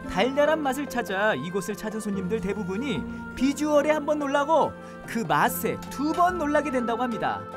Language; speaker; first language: Korean; native; Korean